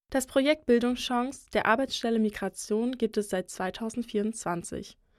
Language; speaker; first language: German; native; German